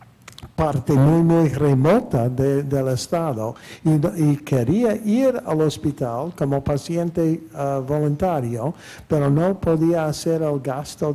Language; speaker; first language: Spanish; non-native, fluent; English